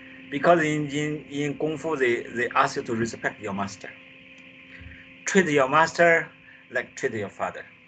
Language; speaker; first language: English; non-native, local second language; Chinese